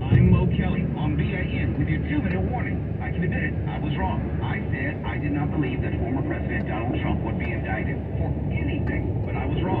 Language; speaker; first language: English; native; English